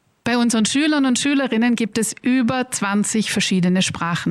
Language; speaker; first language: German; native; German